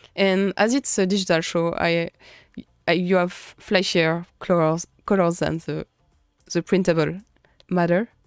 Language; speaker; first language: English; non-native, fluent; French